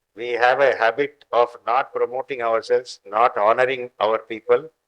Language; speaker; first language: English; non-native, local second language; Tamil